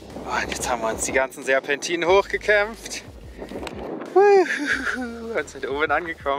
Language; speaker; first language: German; native; German